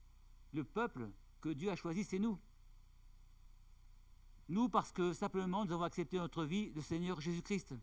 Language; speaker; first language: French; native; French